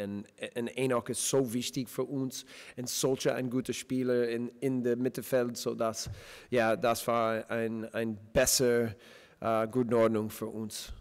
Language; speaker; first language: German; non-native, fluent; English